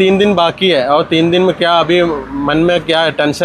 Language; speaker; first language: Hindi; non-native, local second language; Malayalam